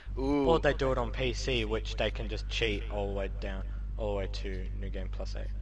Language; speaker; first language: English; native; English